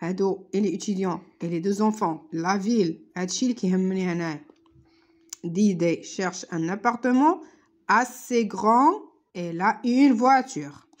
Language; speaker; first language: French; non-native, local second language; Arabic